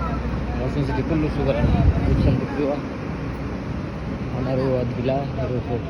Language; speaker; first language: Arabic; non-native, learner; Bangla